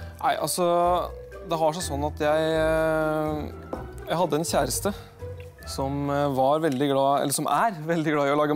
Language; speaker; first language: Norwegian; native; Norwegian